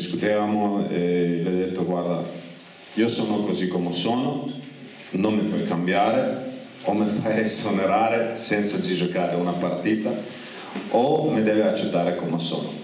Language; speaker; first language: Italian; non-native, fluent; Croatian